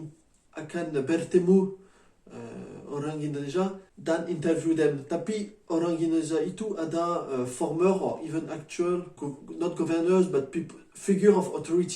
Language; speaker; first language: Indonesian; non-native, learner; French